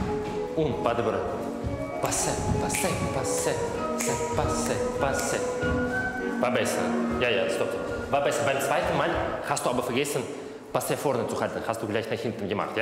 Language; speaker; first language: German; non-native, fluent; Russian